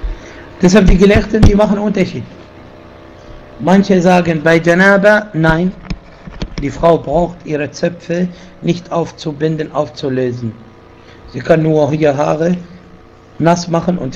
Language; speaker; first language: German; non-native, fluent; Arabic